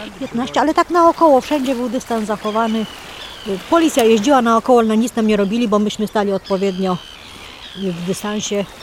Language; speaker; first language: Polish; native; Polish